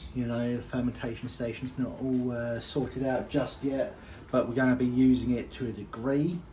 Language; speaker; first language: English; native; English